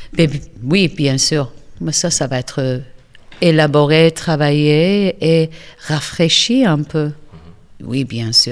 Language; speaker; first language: French; non-native, fluent; English